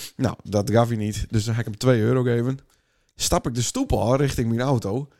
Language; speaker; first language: Dutch; native; Dutch